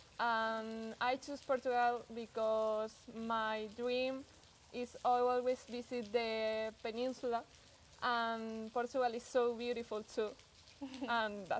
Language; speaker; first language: English; non-native, learner; Spanish